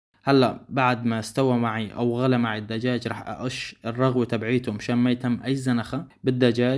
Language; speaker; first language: Arabic; native; Arabic